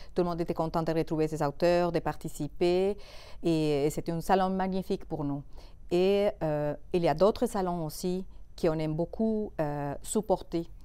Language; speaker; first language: French; non-native, fluent; Spanish